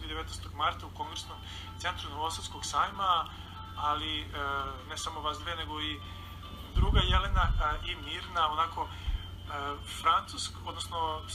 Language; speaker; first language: Serbian; native; Serbian